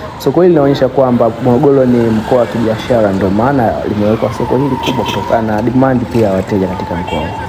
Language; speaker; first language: Swahili; native; Swahili